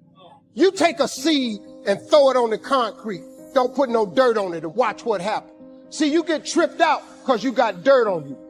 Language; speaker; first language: English; native; English